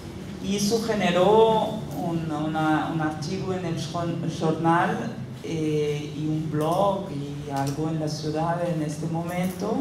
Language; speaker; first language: Spanish; non-native, fluent; Portuguese